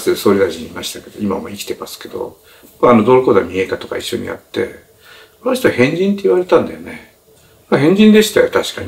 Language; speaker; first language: Japanese; native; Japanese